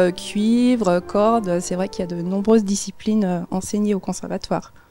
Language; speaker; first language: French; native; French